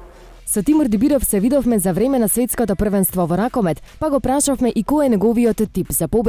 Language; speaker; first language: Macedonian; native; Macedonian